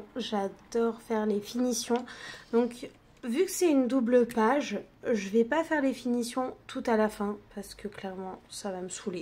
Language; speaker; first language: French; native; French